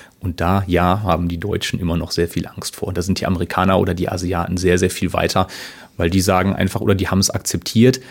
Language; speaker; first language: German; native; German